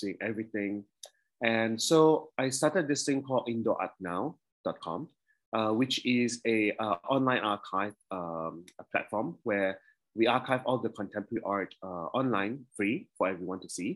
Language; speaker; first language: English; early bilingual, other home language; Indonesian